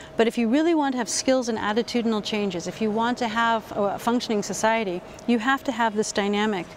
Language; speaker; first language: English; native; English